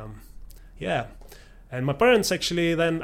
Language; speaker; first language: English; non-native, fluent; Latvian